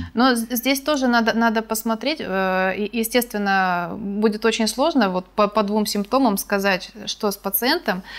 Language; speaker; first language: Russian; native; Russian